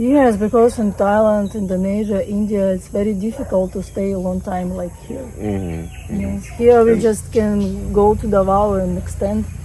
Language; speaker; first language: English; non-native, fluent; Russian